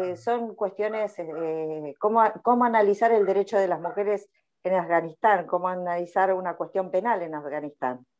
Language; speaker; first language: Spanish; native; Spanish